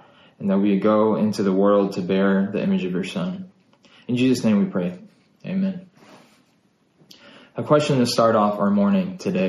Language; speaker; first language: English; native; English